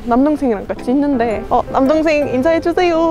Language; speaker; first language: Korean; non-native, fluent; Estonian